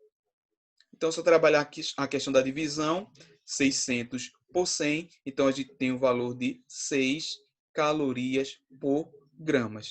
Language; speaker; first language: Portuguese; native; Portuguese